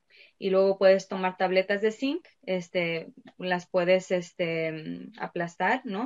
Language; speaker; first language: Spanish; early bilingual, heritage; Spanish